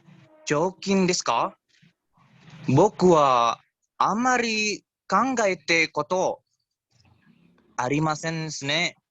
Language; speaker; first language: Japanese; non-native, learner; Indonesian